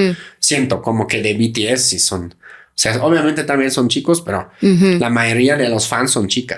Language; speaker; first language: Spanish; native; Spanish